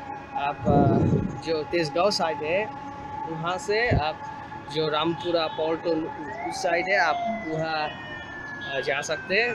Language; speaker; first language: Hindi; non-native, learner; Bangla